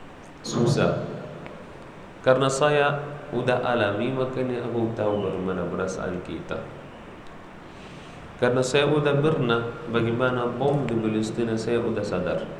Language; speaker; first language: Indonesian; non-native, learner; Arabic